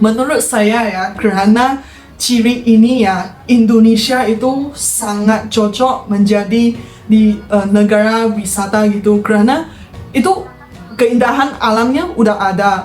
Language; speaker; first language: Indonesian; non-native, fluent; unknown